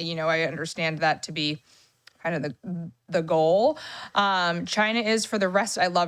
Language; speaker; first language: English; native; English